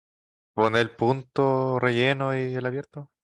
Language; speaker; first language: Spanish; native; Spanish